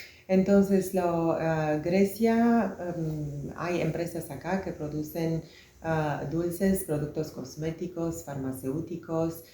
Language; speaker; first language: Spanish; non-native, fluent; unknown